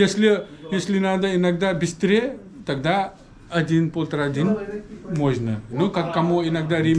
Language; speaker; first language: Russian; non-native, learner; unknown